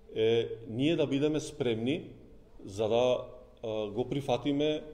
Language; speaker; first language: Macedonian; non-native, local second language; Albanian